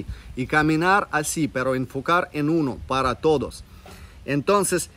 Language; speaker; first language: Spanish; non-native, fluent; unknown